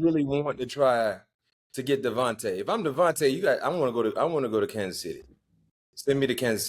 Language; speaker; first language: English; native; English